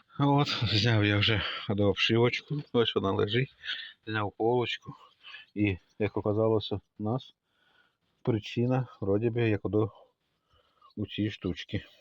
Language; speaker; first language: Ukrainian; native; Ukrainian